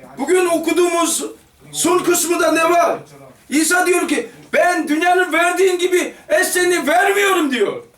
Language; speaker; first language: Turkish; non-native, fluent; Korean